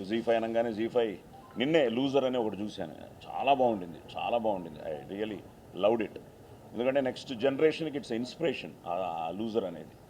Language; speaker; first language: Telugu; native; Telugu